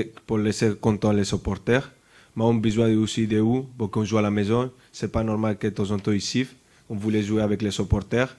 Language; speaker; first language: French; non-native, fluent; Spanish